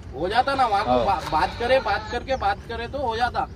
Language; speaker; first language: Hindi; non-native, local second language; Telugu